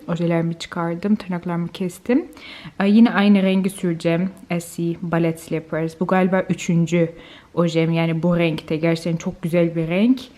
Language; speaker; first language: Turkish; early bilingual, heritage; Turkish